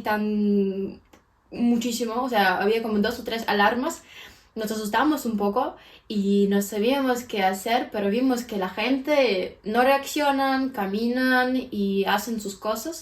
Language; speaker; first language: Spanish; non-native, fluent; Ukrainian